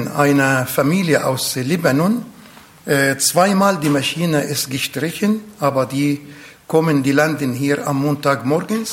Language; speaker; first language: German; non-native, fluent; Arabic